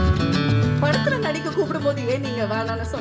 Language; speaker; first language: Tamil; native; Tamil